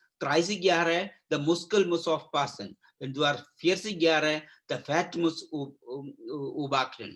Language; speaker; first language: German; non-native, learner; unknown